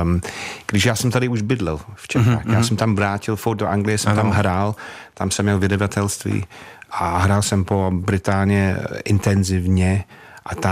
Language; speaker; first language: Czech; non-native, fluent; English